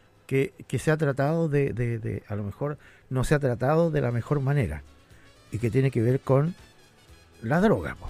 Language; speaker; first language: Spanish; native; Spanish